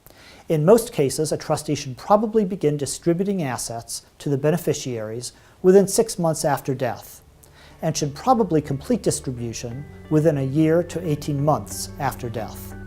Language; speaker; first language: English; native; English